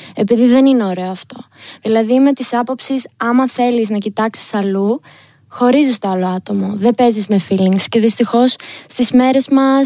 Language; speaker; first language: Greek; early bilingual, heritage; Greek